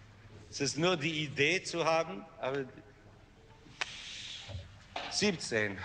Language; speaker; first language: German; non-native, fluent; English